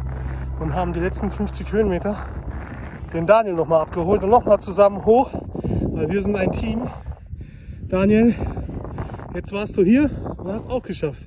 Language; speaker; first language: German; native; German